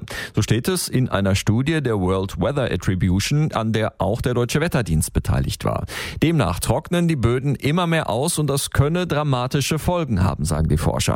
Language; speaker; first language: German; native; German